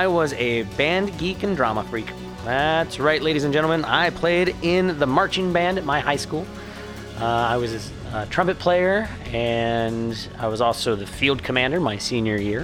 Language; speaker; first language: English; native; English